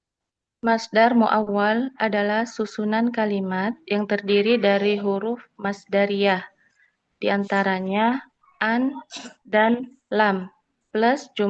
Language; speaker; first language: Indonesian; native; Indonesian